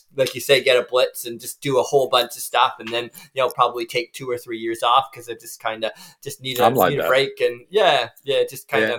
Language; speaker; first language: English; native; English